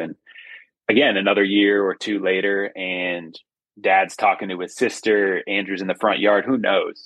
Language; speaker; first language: English; native; English